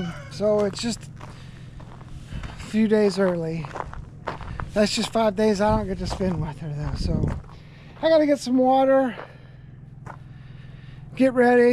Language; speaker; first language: English; native; English